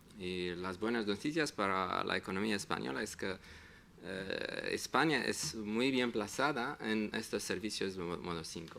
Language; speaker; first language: Spanish; non-native, fluent; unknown